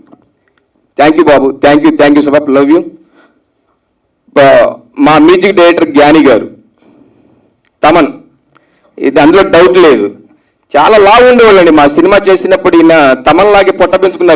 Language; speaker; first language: Telugu; native; Telugu